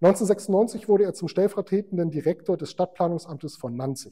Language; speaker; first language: German; native; German